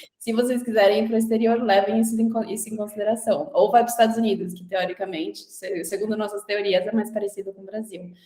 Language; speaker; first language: Portuguese; native; Portuguese